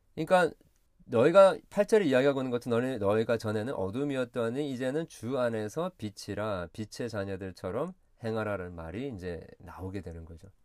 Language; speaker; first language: Korean; early bilingual, heritage; Korean